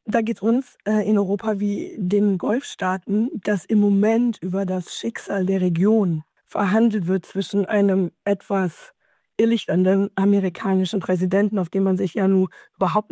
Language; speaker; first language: German; native; German